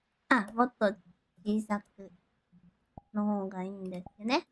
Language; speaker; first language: Japanese; non-native, learner; Thai